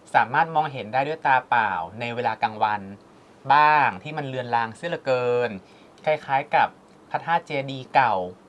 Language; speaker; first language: Thai; native; Thai